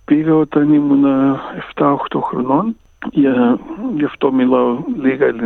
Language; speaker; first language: Greek; early bilingual, heritage; Greek